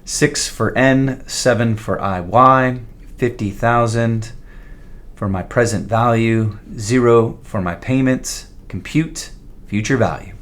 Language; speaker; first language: English; native; English